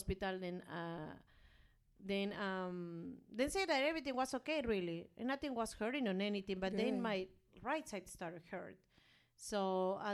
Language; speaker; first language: English; non-native, learner; Spanish